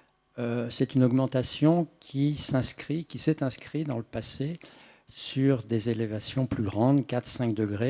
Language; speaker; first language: French; native; French